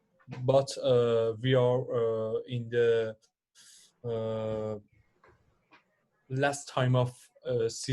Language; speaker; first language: English; non-native, learner; Persian